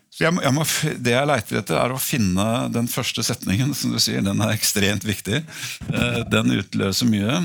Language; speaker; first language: Norwegian; native; Norwegian